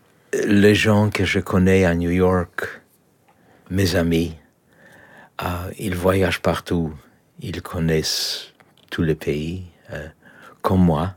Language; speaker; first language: French; non-native, learner; Polish